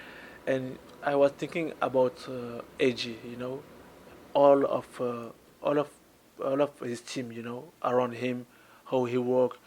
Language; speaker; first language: English; non-native, learner; French